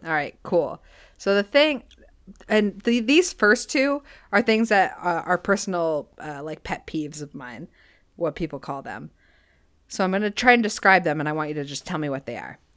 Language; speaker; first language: English; native; English